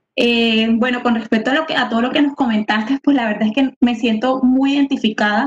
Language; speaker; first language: Spanish; native; Spanish